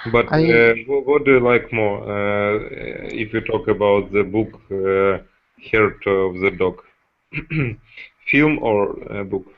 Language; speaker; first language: English; non-native, fluent; Russian